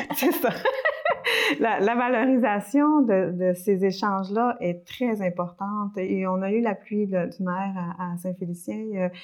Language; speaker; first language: French; early bilingual, other home language; Spanish